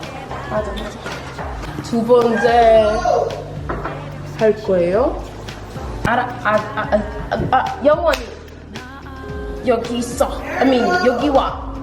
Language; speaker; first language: Korean; non-native, learner; English